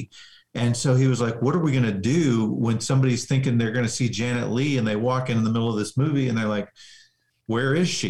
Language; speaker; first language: English; native; English